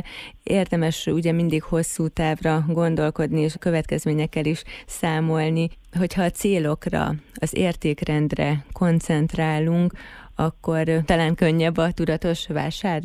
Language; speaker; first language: Hungarian; native; Hungarian